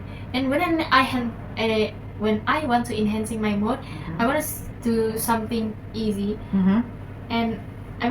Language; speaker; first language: English; non-native, learner; Indonesian